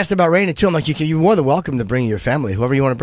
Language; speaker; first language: English; native; English